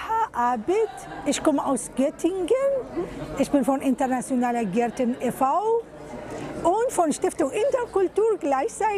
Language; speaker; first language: German; non-native, fluent; Arabic